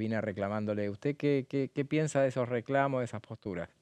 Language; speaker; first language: Spanish; native; Spanish